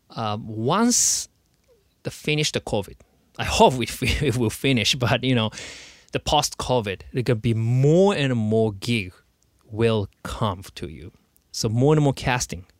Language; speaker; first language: English; non-native, learner; Japanese